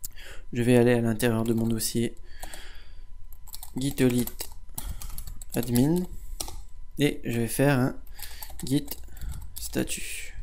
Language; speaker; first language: French; native; French